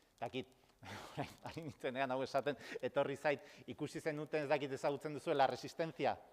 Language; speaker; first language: Basque; non-native, local second language; Spanish